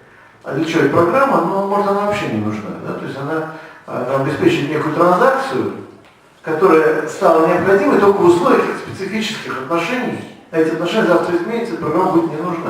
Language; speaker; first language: Russian; native; Russian